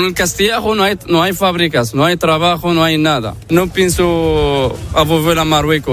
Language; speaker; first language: Spanish; non-native, learner; Arabic